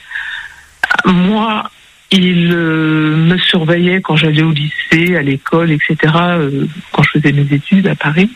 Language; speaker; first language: French; early bilingual, other home language; Spanish